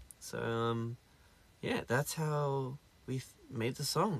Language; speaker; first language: English; early bilingual, other home language; Korean